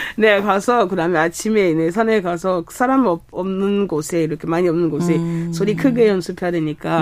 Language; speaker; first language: Korean; non-native, fluent; French